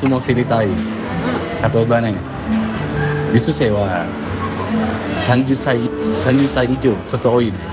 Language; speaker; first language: Japanese; non-native, learner; Indonesian